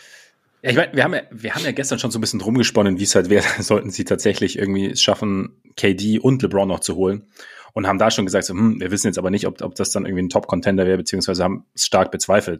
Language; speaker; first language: German; native; German